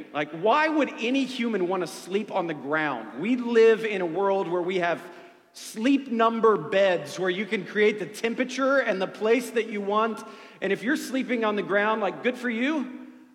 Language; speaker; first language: English; native; English